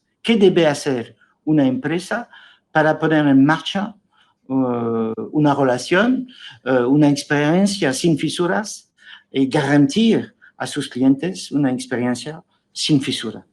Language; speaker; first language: Spanish; non-native, fluent; French